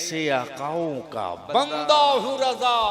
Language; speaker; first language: Urdu; native; Urdu